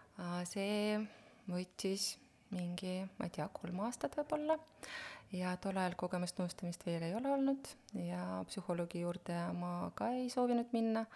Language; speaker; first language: Estonian; non-native, local second language; Russian